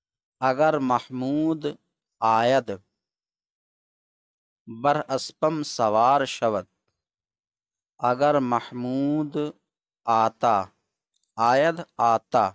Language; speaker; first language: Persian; non-native, fluent; Urdu